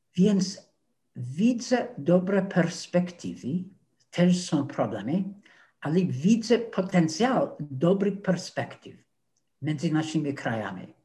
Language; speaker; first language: Polish; non-native, fluent; English